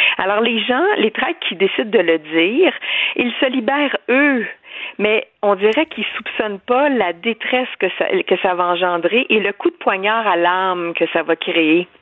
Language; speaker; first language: French; native; French